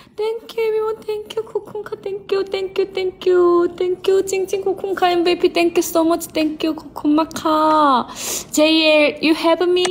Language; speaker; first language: English; non-native, learner; Korean